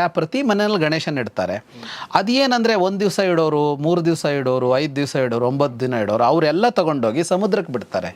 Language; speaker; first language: Kannada; native; Kannada